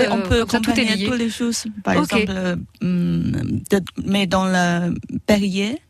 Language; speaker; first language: French; non-native, learner; Chinese